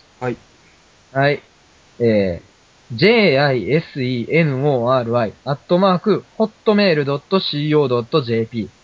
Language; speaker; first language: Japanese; native; Japanese